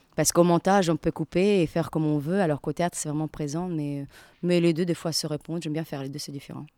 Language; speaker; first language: French; non-native, fluent; Latvian